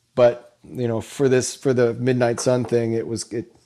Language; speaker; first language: English; native; English